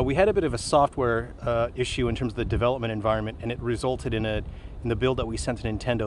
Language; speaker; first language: English; native; English